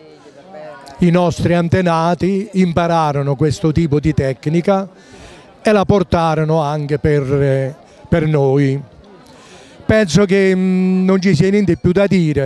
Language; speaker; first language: Italian; native; Italian